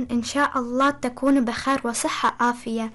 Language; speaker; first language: Arabic; non-native, learner; Persian